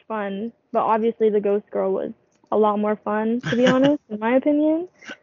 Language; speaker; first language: English; non-native, local second language; Filipino